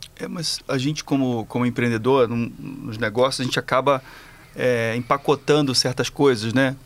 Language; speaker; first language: Portuguese; native; Portuguese